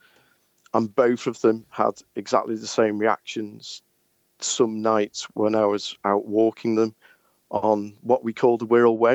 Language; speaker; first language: English; native; English